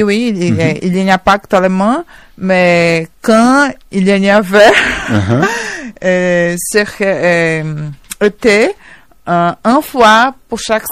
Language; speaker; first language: French; non-native, learner; Portuguese